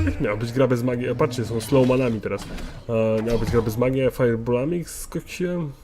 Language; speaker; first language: Polish; native; Polish